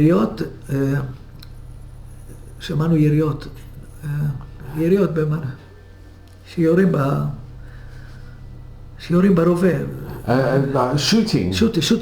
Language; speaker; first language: Hebrew; early bilingual, other home language; Hungarian